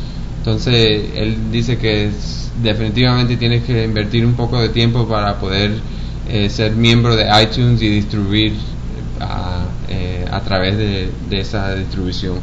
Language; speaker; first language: Spanish; early bilingual, heritage; Spanish